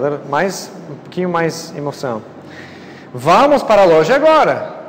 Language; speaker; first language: Portuguese; non-native, fluent; English